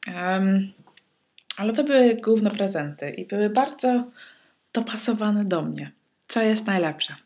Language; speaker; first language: Polish; early bilingual, heritage; Polish